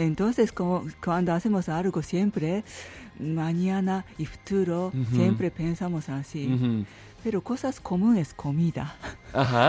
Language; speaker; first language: Spanish; non-native, learner; Japanese